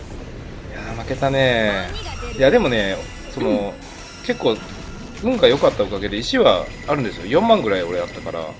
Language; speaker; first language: Japanese; native; Japanese